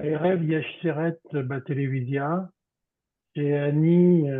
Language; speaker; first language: Hebrew; non-native, learner; French